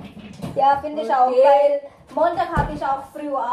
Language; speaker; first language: German; non-native, learner; Malayalam